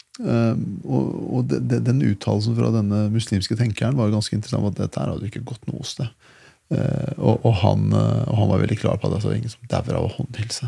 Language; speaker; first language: Norwegian; early bilingual, other home language; Persian